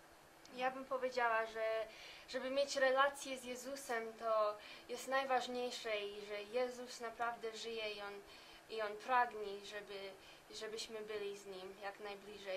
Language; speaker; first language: Polish; early bilingual, heritage; Polish